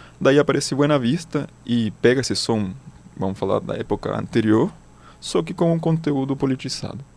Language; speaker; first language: Portuguese; non-native, fluent; Spanish